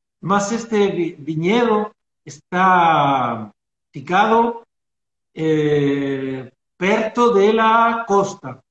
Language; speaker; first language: Portuguese; non-native, learner; Spanish